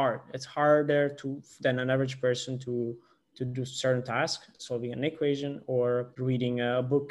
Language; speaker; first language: English; non-native, fluent; Italian